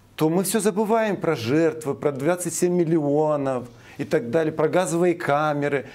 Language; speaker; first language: Russian; non-native, local second language; Romanian